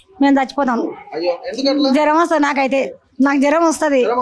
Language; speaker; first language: Telugu; native; Telugu